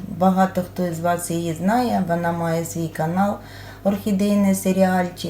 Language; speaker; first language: Ukrainian; native; Ukrainian